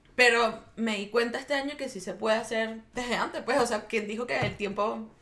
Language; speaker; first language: Spanish; native; Spanish